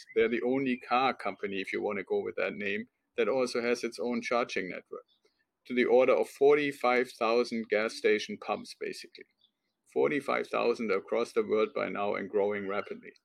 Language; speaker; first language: English; non-native, fluent; German